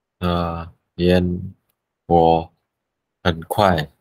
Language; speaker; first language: Chinese; non-native, learner; Vietnamese